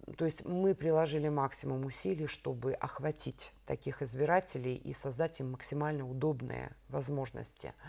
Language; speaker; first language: Russian; native; Russian